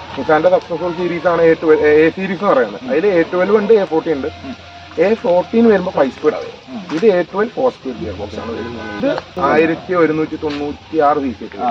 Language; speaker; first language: Malayalam; early bilingual, heritage; Malayalam